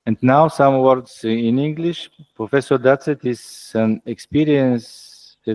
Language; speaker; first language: English; non-native, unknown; Bulgarian